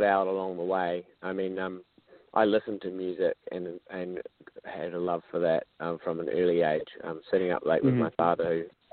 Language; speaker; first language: English; native; English